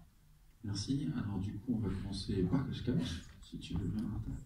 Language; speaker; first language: French; native; French